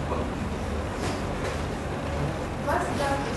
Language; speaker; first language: German; non-native, learner; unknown